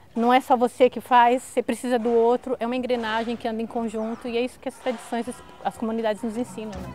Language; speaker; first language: Portuguese; early bilingual, other home language; Spanish